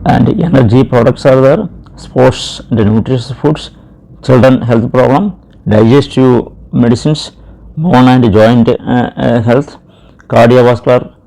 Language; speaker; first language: English; non-native, local second language; Malayalam